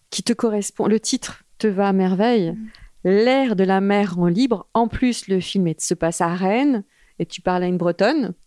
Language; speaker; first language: French; native; French